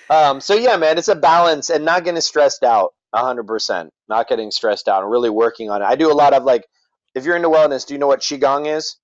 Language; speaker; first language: English; native; English